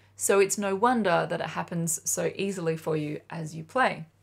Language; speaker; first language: English; native; English